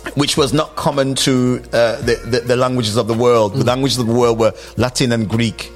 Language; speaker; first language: English; native; English